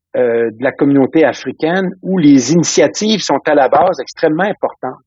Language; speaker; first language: French; native; French